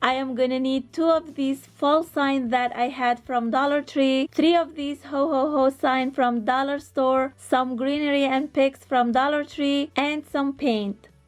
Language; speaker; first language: English; non-native, fluent; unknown